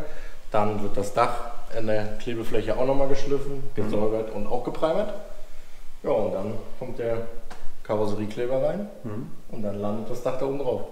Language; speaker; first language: German; native; German